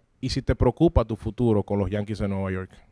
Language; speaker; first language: Spanish; native; Spanish